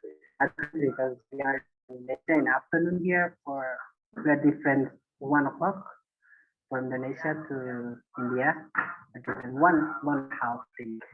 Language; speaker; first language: English; non-native, learner; Indonesian